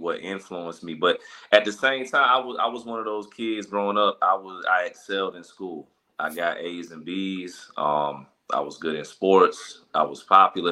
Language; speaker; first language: English; native; English